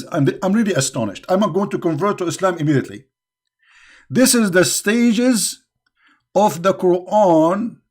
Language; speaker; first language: English; non-native, fluent; Arabic